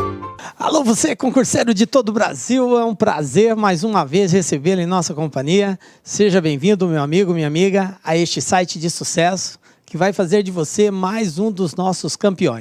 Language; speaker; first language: Portuguese; native; Portuguese